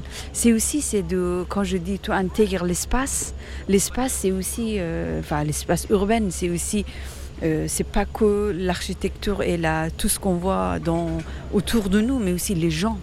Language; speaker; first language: French; non-native, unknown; Persian